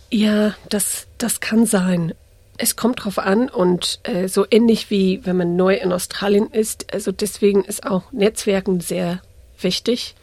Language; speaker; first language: German; non-native, fluent; English